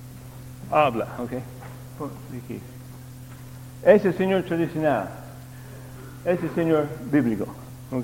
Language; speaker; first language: Spanish; non-native, learner; English